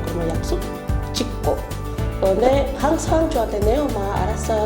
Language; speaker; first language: Korean; non-native, learner; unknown